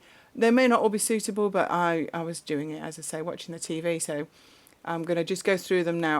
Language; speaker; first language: English; native; English